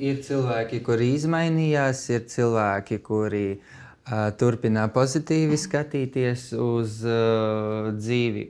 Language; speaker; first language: Latvian; non-native, fluent; Russian